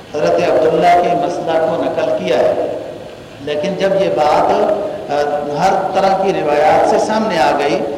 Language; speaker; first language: Urdu; native; Urdu